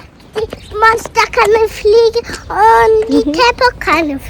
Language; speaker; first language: German; early bilingual, other home language; Telugu